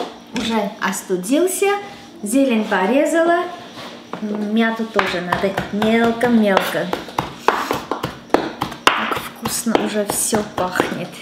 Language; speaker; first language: Russian; non-native, local second language; Armenian